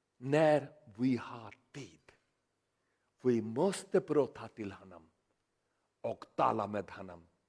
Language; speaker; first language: Swedish; non-native, learner; Urdu